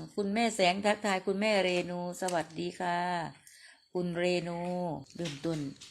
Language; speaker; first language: Thai; non-native, local second language; Northeastern Thai